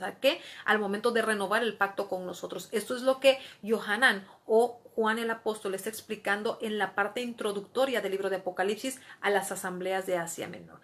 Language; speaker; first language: Spanish; native; Spanish